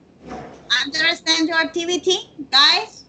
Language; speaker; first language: English; non-native, learner; Spanish